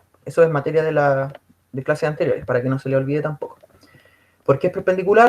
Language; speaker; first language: Spanish; native; Spanish